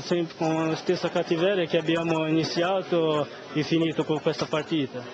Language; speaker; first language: Italian; non-native, learner; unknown